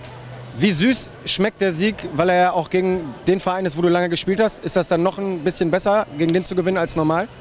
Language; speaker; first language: German; native; German